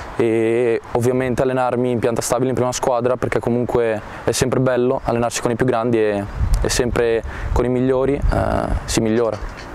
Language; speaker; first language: Italian; native; Italian